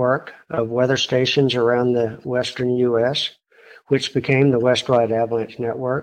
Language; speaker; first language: English; native; English